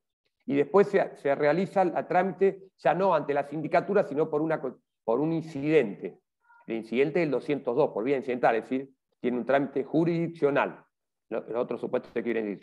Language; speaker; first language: Spanish; native; Spanish